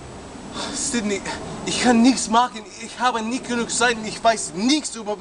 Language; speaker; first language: German; non-native, learner; English